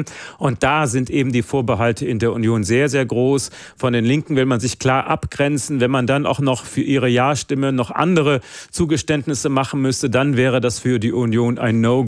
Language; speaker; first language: German; native; German